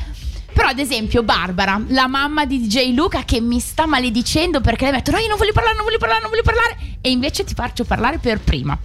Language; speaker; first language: Italian; native; Italian